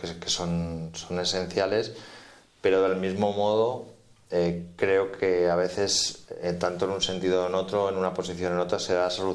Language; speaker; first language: Spanish; native; Spanish